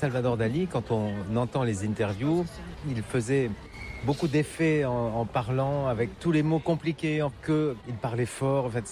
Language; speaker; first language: French; native; French